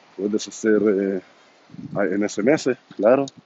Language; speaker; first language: Spanish; non-native, fluent; Hebrew